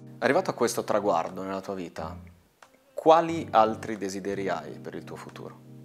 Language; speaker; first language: Italian; native; Italian